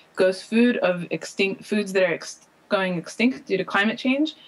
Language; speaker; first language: English; native; English